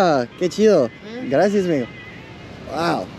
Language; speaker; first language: Spanish; non-native, learner; English